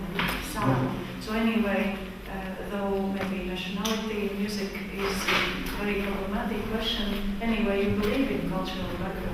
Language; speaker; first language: English; non-native, fluent; Latvian